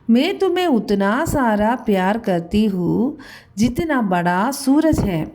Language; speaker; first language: Hindi; non-native, local second language; Malayalam